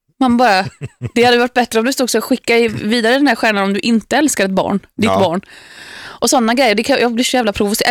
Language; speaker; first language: Swedish; native; Swedish